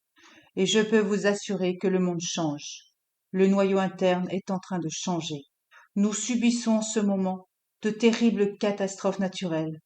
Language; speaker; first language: French; native; French